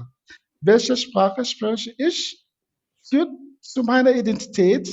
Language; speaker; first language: German; non-native, fluent; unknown